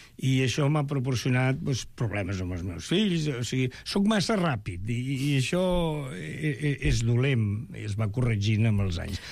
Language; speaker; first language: Catalan; non-native, local second language; Spanish